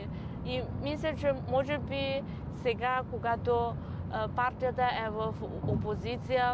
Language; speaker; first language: Bulgarian; non-native, learner; Chinese